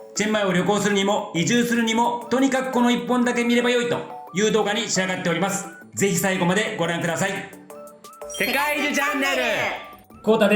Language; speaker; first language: Japanese; native; Japanese